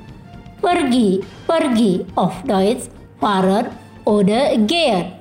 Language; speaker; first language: German; non-native, learner; Indonesian